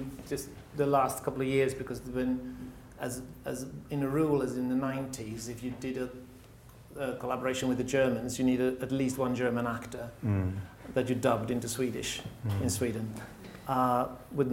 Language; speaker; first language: English; non-native, fluent; Danish